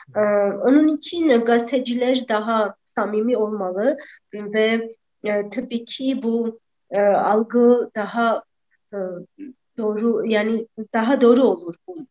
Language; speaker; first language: Turkish; non-native, fluent; Armenian